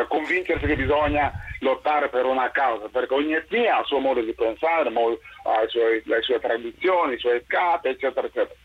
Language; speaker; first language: Italian; non-native, fluent; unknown